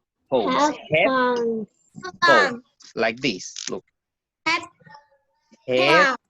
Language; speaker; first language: English; non-native, fluent; Spanish